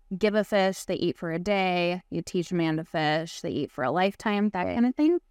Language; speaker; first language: English; native; English